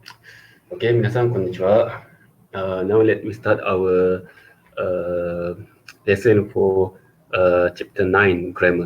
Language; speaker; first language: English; non-native, local second language; Malay